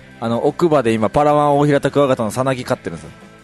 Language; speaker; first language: Japanese; native; Japanese